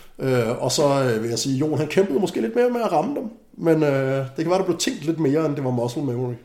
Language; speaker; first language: Danish; native; Danish